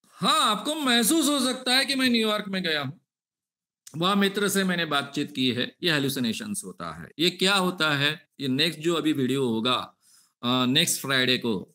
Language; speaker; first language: Hindi; non-native, local second language; Marathi